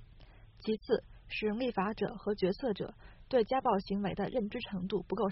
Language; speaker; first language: Chinese; native; Chinese